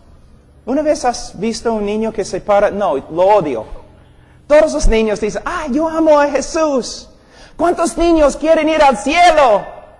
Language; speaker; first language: Spanish; non-native, fluent; English